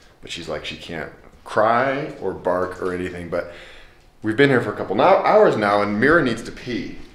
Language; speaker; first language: English; native; English